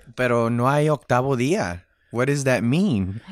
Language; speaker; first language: English; early bilingual, other home language; Spanish